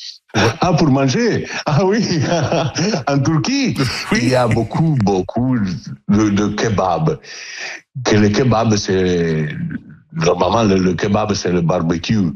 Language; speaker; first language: French; non-native, learner; Italian